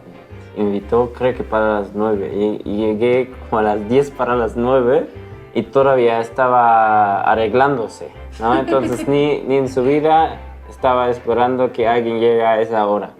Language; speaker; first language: Spanish; non-native, fluent; German